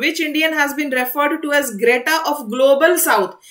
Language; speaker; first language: English; non-native, local second language; Hindi